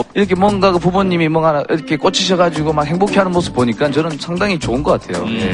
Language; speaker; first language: Korean; native; Korean